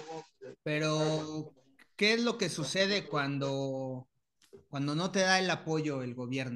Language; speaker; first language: Spanish; native; Spanish